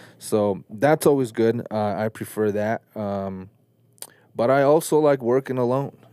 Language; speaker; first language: English; early bilingual, other home language; Spanish